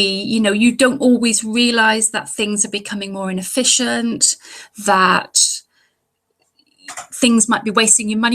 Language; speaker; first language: English; native; English